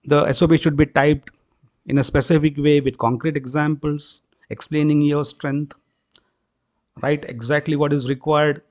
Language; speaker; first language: English; non-native, local second language; Marathi